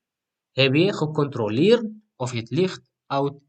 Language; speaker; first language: Dutch; non-native, fluent; Tigrinya